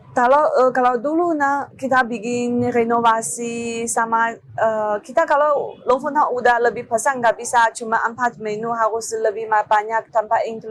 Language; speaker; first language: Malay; non-native, learner; Chinese